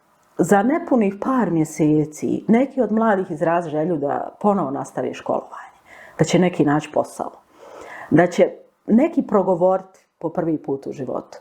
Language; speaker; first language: Bosnian; native; Bosnian